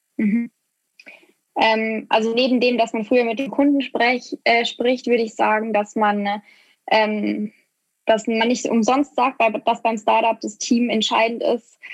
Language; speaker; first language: German; native; German